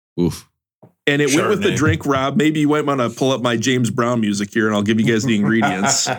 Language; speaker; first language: English; native; English